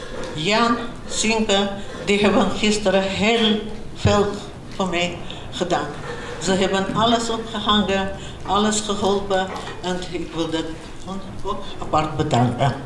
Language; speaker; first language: Dutch; non-native, fluent; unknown